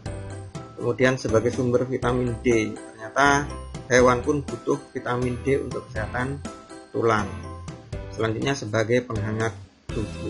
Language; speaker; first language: Indonesian; native; Indonesian